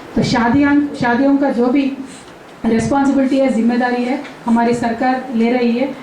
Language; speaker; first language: Hindi; non-native, local second language; Telugu